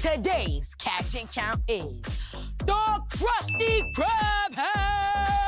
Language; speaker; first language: English; native; English